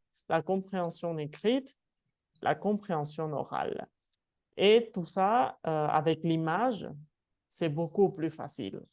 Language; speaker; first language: French; non-native, fluent; Spanish